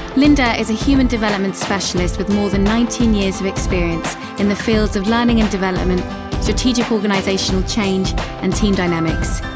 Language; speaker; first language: English; native; English